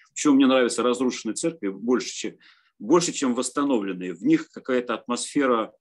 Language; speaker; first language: Russian; native; Russian